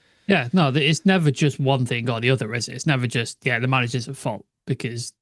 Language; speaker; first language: English; native; English